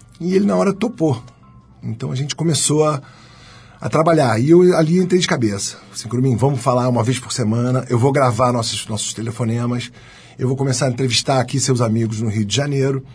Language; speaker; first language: Portuguese; native; Portuguese